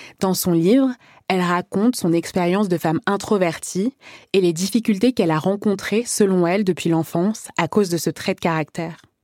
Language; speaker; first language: French; native; French